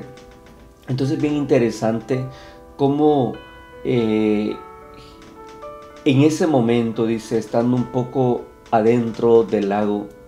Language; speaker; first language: Spanish; native; Spanish